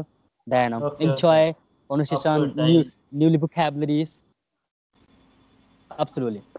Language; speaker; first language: English; non-native, learner; Hindi